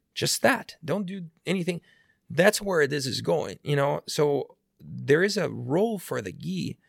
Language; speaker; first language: English; non-native, fluent; Portuguese